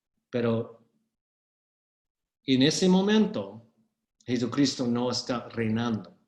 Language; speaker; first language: Spanish; non-native, fluent; English